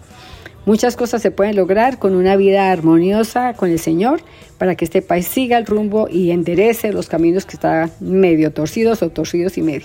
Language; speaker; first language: Spanish; native; Spanish